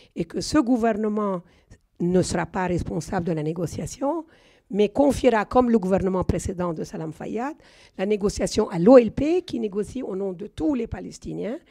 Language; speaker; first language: French; non-native, fluent; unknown